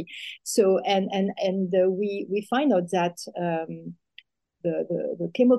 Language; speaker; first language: English; non-native, fluent; French